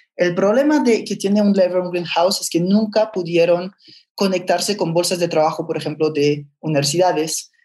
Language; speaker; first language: Spanish; non-native, fluent; French